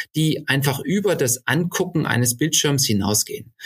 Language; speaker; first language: German; native; German